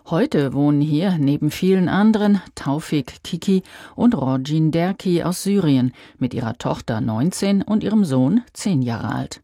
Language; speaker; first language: German; native; German